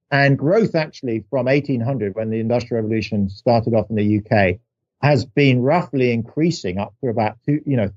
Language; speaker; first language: English; native; English